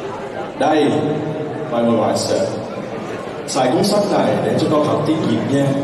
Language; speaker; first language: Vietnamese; early bilingual, heritage; Vietnamese